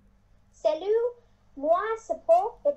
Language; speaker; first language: French; non-native, learner; Chinese